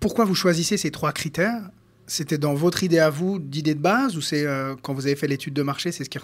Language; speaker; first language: French; native; French